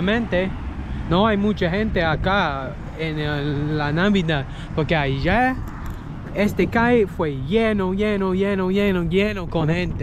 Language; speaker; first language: Spanish; non-native, learner; English